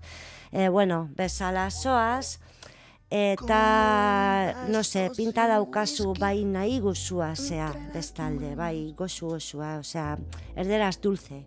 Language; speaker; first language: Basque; non-native, local second language; Spanish